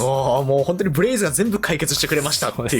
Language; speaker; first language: Japanese; native; Japanese